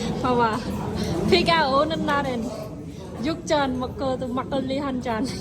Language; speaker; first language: Korean; non-native, fluent; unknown